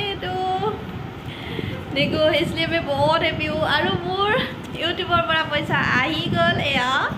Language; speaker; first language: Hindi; non-native, local second language; Assamese